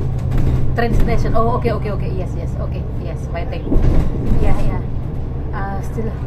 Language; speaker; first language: English; non-native, learner; Indonesian